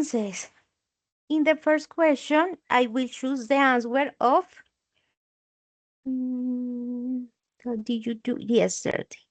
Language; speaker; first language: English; non-native, learner; Spanish